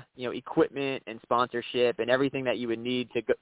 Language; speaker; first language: English; native; English